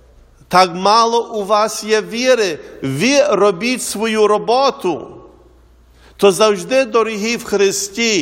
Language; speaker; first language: Ukrainian; early bilingual, heritage; Ukrainian